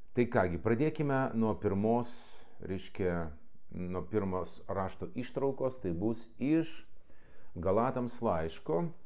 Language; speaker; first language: Lithuanian; non-native, local second language; Russian